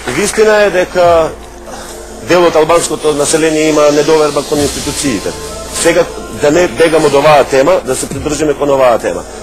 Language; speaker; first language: Macedonian; non-native, local second language; Albanian